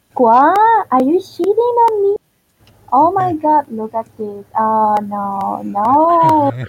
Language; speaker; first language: English; non-native, fluent; Spanish